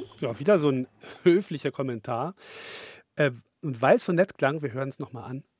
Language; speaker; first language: German; native; German